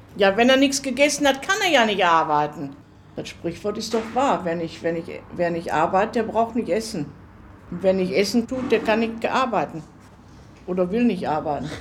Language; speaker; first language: German; native; German